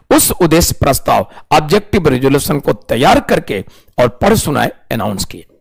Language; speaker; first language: Hindi; native; Hindi